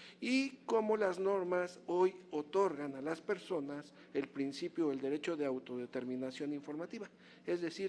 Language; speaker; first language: Spanish; native; Spanish